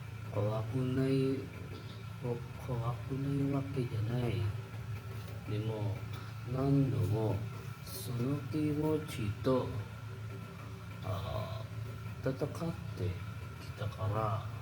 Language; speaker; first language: Japanese; non-native, learner; Indonesian